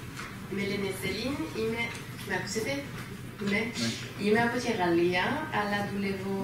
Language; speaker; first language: Greek; non-native, fluent; French